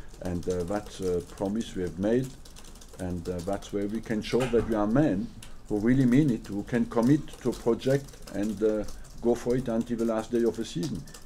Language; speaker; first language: English; non-native, fluent; French